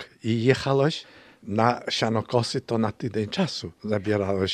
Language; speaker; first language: Polish; non-native, local second language; Ukrainian